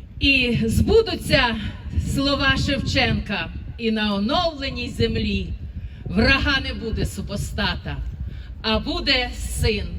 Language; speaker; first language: Ukrainian; native; Ukrainian